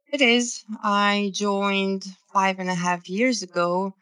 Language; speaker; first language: English; non-native, fluent; Serbian